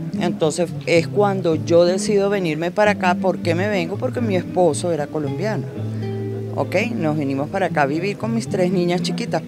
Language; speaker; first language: Spanish; native; Spanish